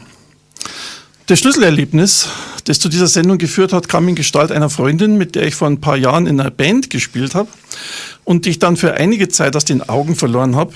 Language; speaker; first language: German; native; German